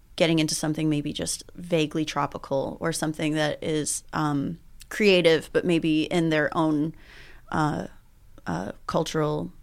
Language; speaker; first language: English; early bilingual, other home language; Spanish